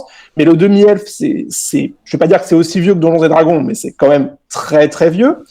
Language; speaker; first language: French; native; French